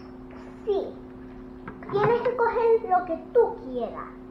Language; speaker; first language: Spanish; early bilingual, heritage; English